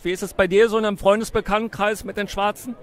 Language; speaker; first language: German; native; German